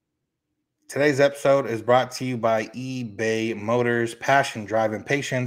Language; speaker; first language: English; native; English